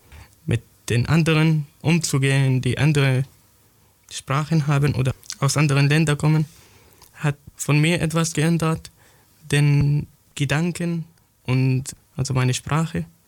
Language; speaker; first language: German; non-native, fluent; Arabic